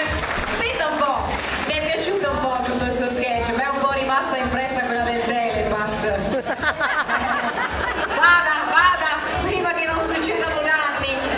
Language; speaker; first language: Italian; native; Italian